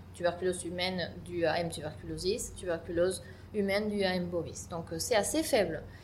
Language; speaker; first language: French; non-native, fluent; Spanish